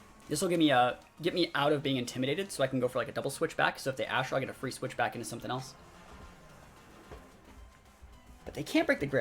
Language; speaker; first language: English; native; English